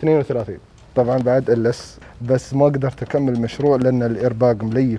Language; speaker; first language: Arabic; native; Arabic